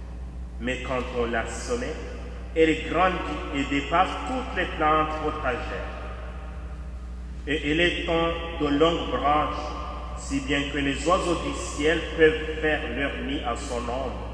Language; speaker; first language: French; native; French